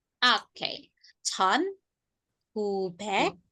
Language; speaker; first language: Korean; non-native, fluent; Indonesian